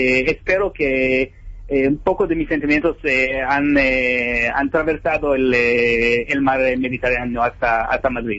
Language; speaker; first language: Spanish; non-native, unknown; Hebrew